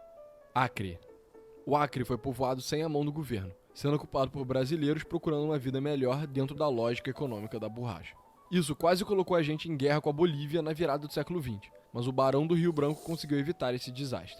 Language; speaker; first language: Portuguese; native; Portuguese